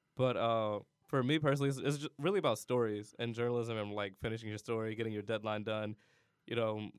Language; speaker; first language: English; native; English